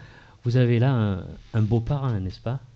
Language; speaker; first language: French; native; French